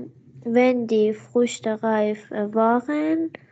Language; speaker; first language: German; non-native, learner; Persian